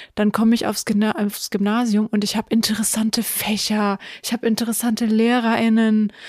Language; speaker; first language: German; early bilingual, other home language; Russian